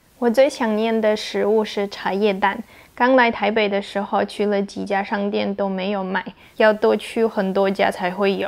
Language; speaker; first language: Chinese; non-native, fluent; Russian